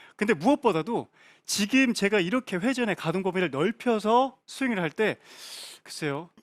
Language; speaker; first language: Korean; native; Korean